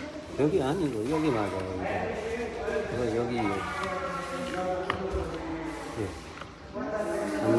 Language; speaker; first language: Korean; non-native, learner; Nepali